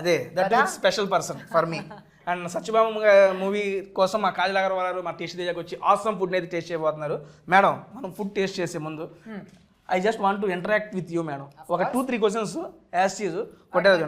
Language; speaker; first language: Telugu; native; Telugu